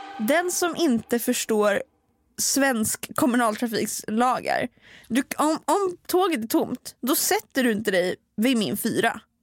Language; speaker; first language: Swedish; native; Swedish